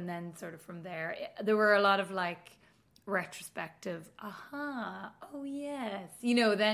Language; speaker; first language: English; native; English